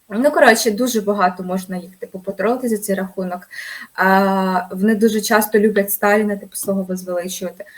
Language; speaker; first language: Ukrainian; native; Ukrainian